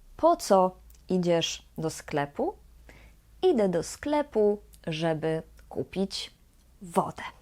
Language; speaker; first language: Polish; native; Polish